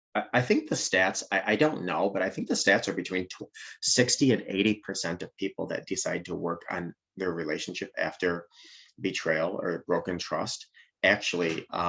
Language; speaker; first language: English; native; English